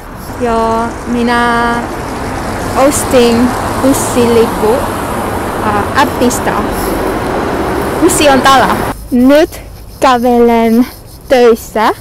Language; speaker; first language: Finnish; non-native, learner; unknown